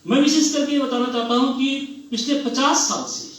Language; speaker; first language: Hindi; non-native, local second language; Bangla